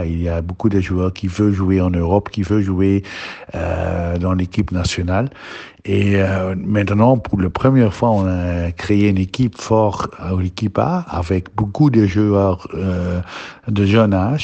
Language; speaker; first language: French; non-native, learner; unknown